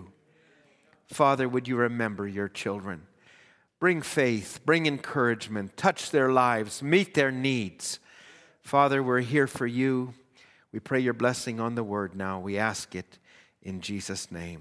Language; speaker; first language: English; native; English